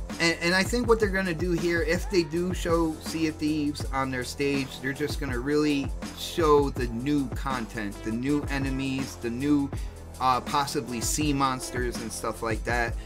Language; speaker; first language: English; native; English